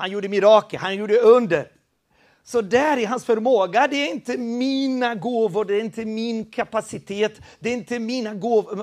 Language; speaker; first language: Swedish; non-native, fluent; Spanish